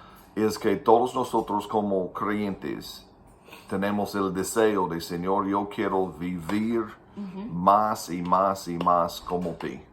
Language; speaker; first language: Spanish; non-native, fluent; English